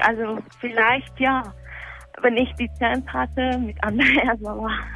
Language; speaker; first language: German; non-native, learner; Spanish